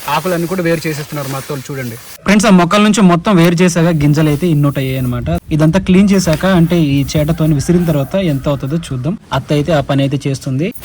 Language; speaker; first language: Telugu; non-native, local second language; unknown